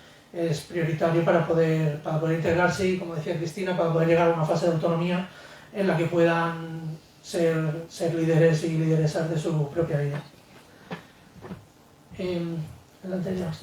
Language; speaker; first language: Spanish; native; Spanish